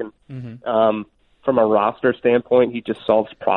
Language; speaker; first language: English; native; English